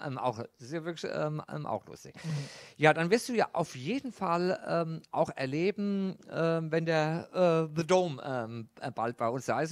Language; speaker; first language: German; native; German